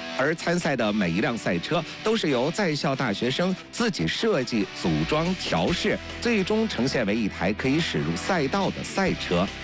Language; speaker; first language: Chinese; native; Chinese